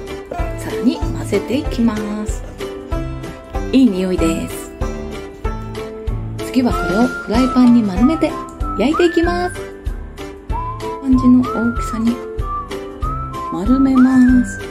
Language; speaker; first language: Japanese; native; Japanese